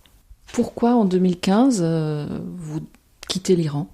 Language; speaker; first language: French; native; French